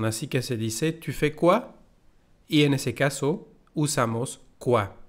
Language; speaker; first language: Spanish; non-native, fluent; French